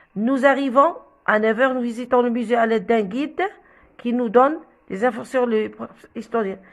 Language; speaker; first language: French; non-native, local second language; Arabic